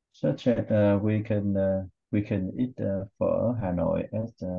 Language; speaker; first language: English; non-native, learner; Vietnamese